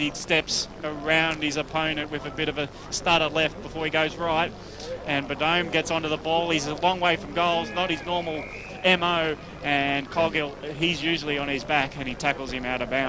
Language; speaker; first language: English; native; English